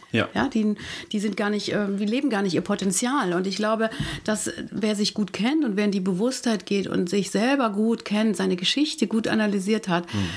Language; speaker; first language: German; native; German